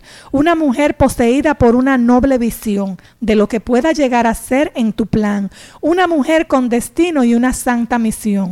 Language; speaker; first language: Spanish; native; Spanish